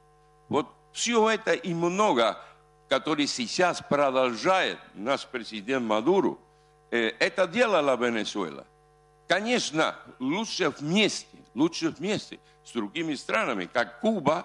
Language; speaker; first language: Russian; non-native, fluent; Spanish